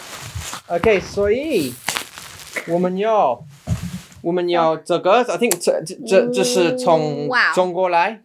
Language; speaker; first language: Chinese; non-native, learner; English